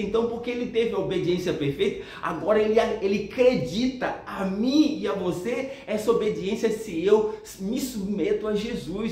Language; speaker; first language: Portuguese; native; Portuguese